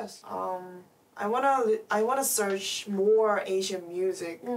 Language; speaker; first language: English; non-native, learner; Korean